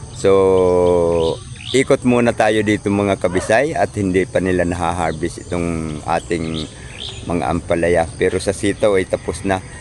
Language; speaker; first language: Filipino; non-native, local second language; Cebuano